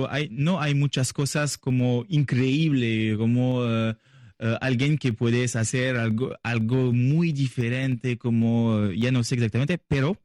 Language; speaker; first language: Spanish; non-native, learner; French